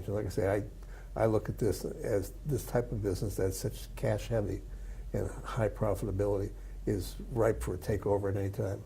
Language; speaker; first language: English; native; English